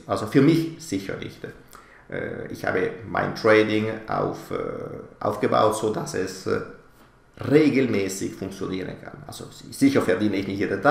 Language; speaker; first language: German; non-native, fluent; Italian